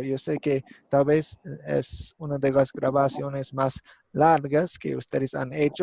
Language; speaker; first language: Spanish; non-native, fluent; English